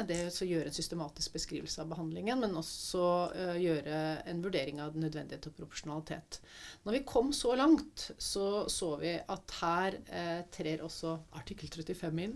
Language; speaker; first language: Norwegian; native; Norwegian